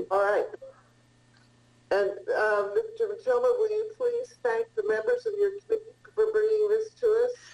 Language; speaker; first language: English; early bilingual, other home language; Italian